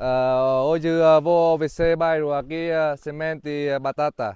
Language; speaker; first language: Portuguese; non-native, learner; Vietnamese